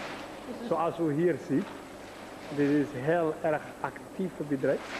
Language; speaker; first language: Dutch; non-native, learner; Somali